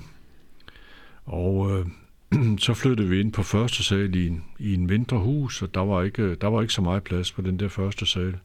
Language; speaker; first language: Danish; native; Danish